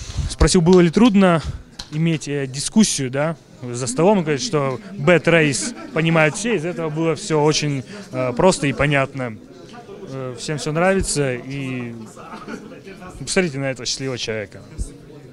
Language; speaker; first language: Russian; native; Russian